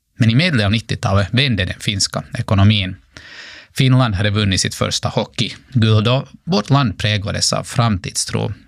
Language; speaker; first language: Swedish; native; Swedish